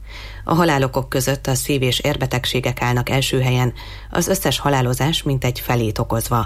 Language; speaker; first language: Hungarian; native; Hungarian